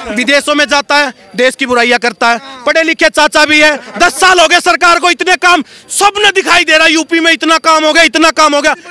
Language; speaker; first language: Hindi; native; Hindi